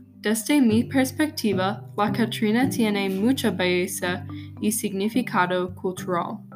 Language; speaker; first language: Spanish; non-native, learner; English